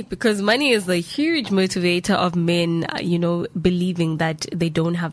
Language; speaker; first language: English; non-native, local second language; Zulu